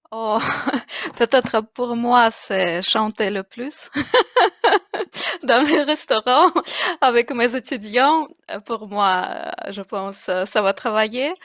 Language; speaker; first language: French; non-native, learner; Russian